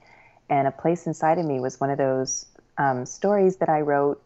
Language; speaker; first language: English; native; English